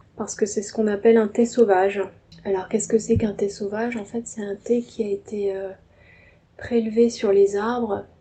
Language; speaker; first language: French; native; French